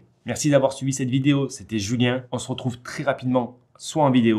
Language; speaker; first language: French; native; French